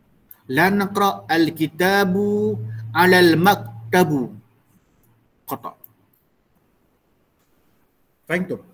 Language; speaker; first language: Arabic; non-native, fluent; Malay